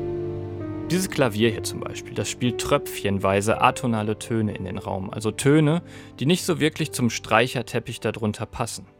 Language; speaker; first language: German; native; German